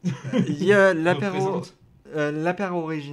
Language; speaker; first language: French; native; French